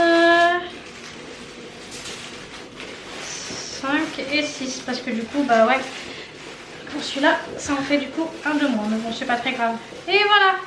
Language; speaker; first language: French; native; French